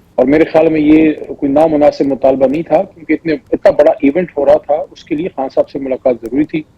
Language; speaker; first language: Urdu; non-native, local second language; Pashto